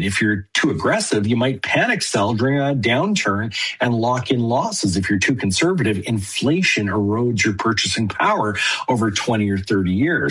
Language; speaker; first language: English; native; English